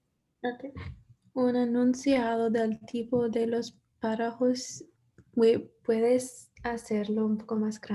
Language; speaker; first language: Spanish; non-native, learner; English